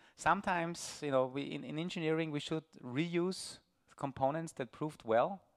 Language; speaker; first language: English; non-native, fluent; German